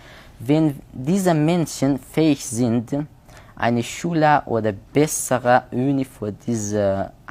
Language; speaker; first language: German; non-native, learner; Persian